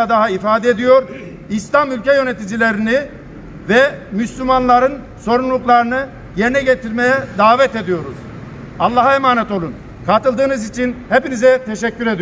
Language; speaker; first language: Turkish; native; Turkish